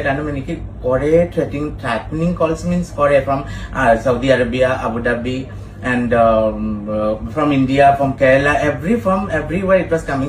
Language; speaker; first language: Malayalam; non-native, fluent; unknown